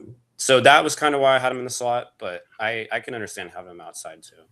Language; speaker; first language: English; native; English